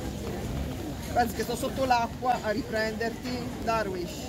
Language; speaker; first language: Italian; native; Italian